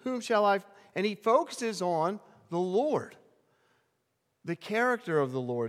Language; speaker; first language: English; native; English